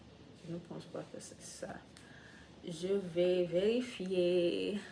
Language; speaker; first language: French; non-native, learner; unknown